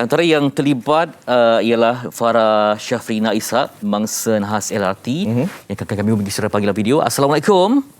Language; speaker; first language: Malay; native; Malay